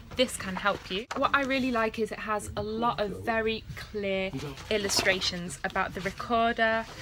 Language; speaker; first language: English; native; English